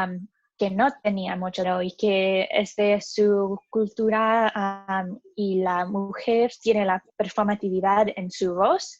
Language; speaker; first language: Spanish; non-native, learner; English